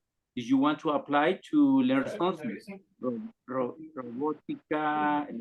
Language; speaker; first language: English; non-native, learner; Spanish